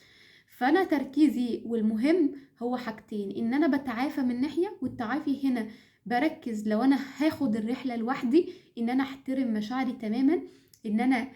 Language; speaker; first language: Arabic; native; Arabic